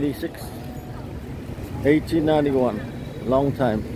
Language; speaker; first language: English; non-native, learner; Vietnamese